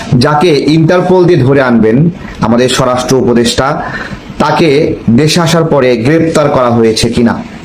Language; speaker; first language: Bangla; native; Bangla